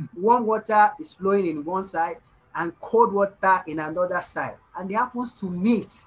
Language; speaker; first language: English; non-native, local second language; Yoruba